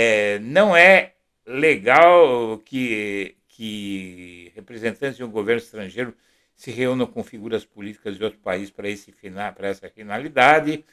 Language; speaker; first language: Portuguese; native; Portuguese